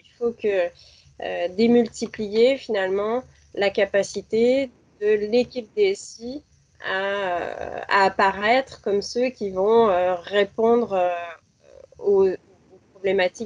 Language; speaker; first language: French; native; French